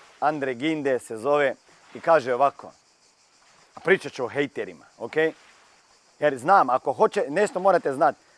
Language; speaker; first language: Croatian; early bilingual, heritage; Croatian